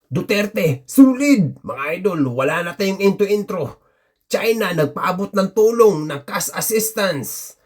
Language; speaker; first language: Filipino; native; Filipino